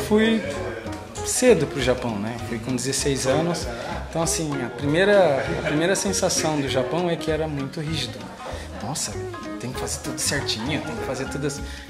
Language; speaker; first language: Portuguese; native; Portuguese